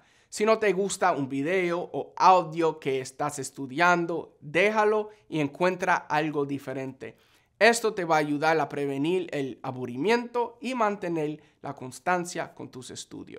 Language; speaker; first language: Spanish; non-native, fluent; English